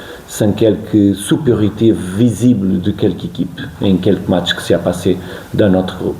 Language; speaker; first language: French; non-native, fluent; Portuguese